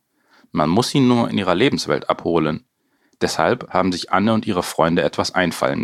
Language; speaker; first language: German; native; German